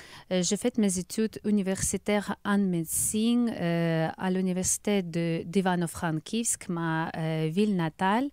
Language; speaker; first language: French; non-native, learner; Ukrainian